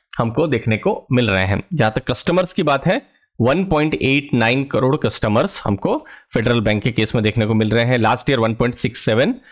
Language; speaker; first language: Hindi; native; Hindi